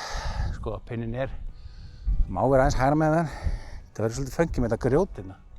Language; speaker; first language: Icelandic; native; Icelandic